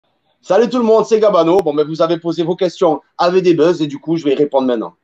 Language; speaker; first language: French; native; French